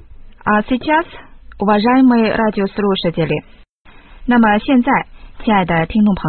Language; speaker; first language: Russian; non-native, fluent; Chinese